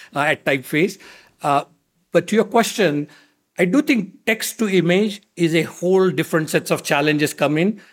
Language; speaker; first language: English; non-native, local second language; Marathi